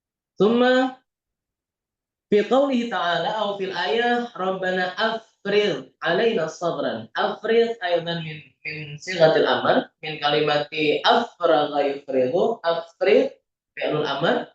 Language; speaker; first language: Arabic; non-native, fluent; Indonesian